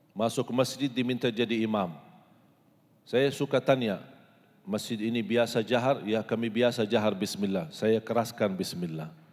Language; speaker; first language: Malay; non-native, fluent; Arabic